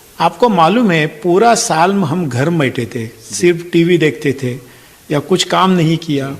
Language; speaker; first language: Hindi; non-native, local second language; Marathi